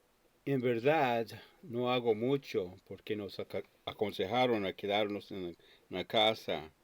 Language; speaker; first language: Spanish; non-native, fluent; English